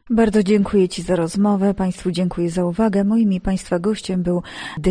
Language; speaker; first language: Polish; native; Polish